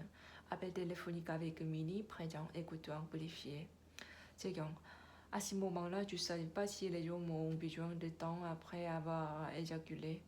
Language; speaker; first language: French; non-native, learner; Korean